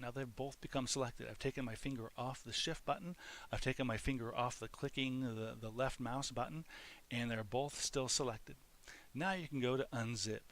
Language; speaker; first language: English; native; English